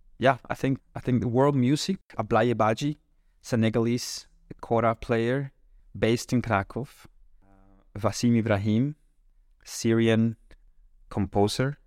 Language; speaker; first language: English; non-native, fluent; Spanish